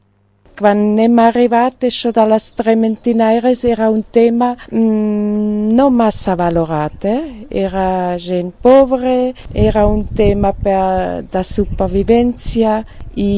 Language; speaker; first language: Catalan; non-native, fluent; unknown